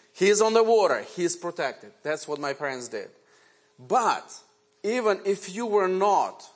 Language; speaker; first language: English; non-native, fluent; Ukrainian